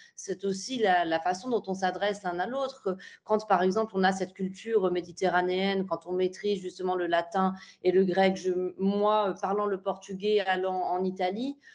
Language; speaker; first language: French; native; French